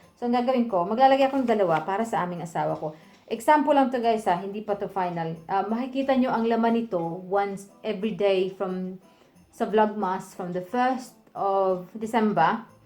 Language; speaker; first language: Filipino; native; Filipino